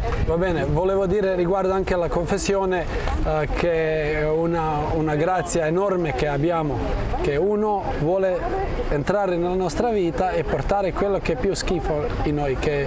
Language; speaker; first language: Italian; non-native, fluent; Croatian